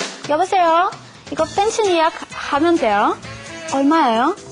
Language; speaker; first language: Korean; non-native, learner; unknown